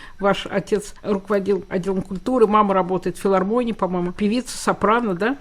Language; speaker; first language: Russian; native; Russian